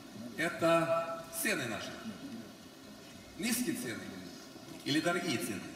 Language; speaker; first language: Russian; non-native, fluent; Swedish